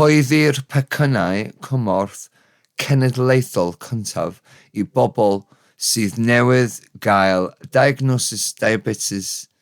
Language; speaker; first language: Welsh; non-native, learner; English